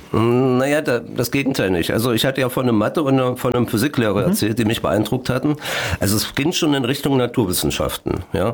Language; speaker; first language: German; native; German